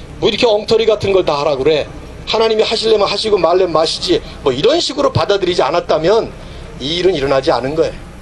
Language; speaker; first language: Korean; native; Korean